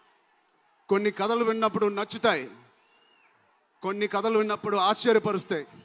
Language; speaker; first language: Telugu; native; Telugu